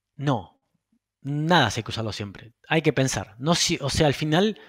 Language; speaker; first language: Spanish; native; Spanish